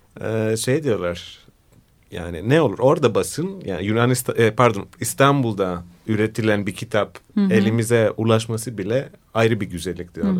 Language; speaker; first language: Turkish; non-native, fluent; Greek